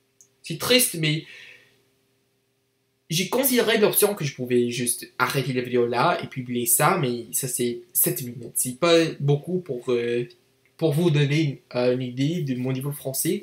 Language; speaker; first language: French; non-native, learner; English